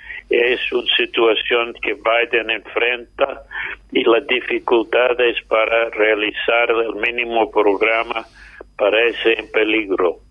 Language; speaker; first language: Spanish; non-native, fluent; English